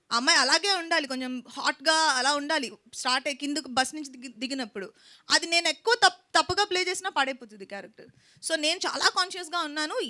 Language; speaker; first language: Telugu; native; Telugu